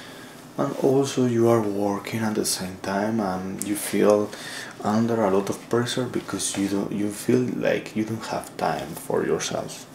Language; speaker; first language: English; non-native, learner; Spanish